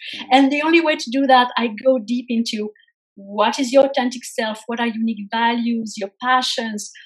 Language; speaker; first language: English; non-native, fluent; French